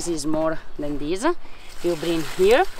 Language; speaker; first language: English; non-native, learner; Italian